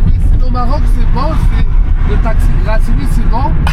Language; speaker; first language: French; non-native, learner; Arabic